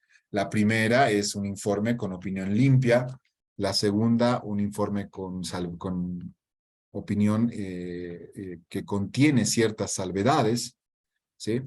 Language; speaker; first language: Spanish; native; Spanish